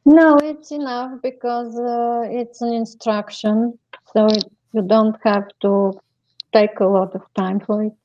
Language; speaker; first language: English; non-native, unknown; Bulgarian